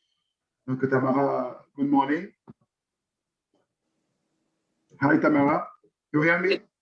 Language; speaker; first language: English; non-native, learner; French